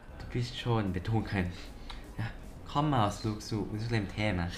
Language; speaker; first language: German; non-native, learner; Thai